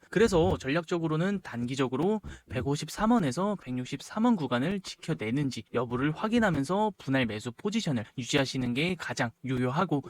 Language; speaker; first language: Korean; native; Korean